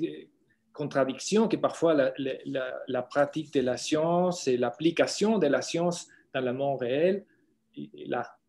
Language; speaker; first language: French; non-native, fluent; Spanish